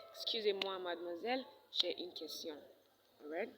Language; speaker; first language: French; non-native, fluent; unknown